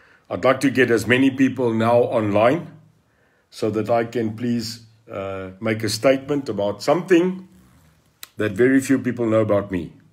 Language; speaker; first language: English; non-native, local second language; Afrikaans